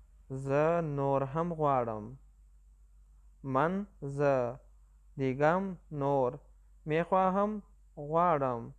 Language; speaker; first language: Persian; non-native, local second language; Pashto